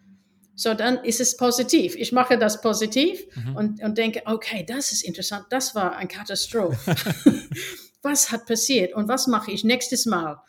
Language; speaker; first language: German; non-native, fluent; English